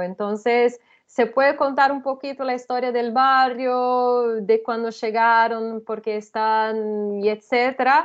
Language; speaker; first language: Spanish; non-native, fluent; Portuguese